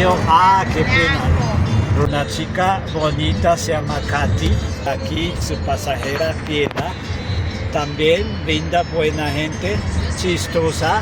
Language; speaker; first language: Spanish; non-native, fluent; Japanese